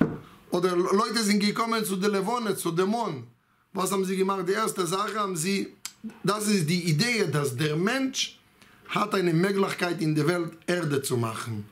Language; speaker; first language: German; non-native, fluent; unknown